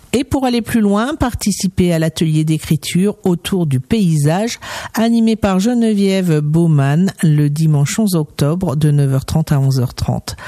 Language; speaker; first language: French; native; French